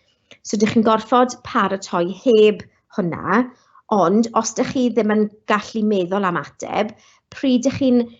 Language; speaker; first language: Welsh; non-native, local second language; English